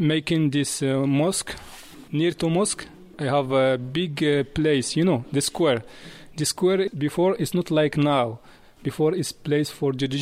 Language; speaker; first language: English; non-native, learner; Arabic